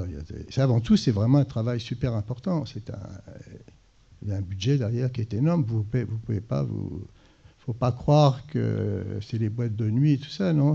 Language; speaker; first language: French; native; French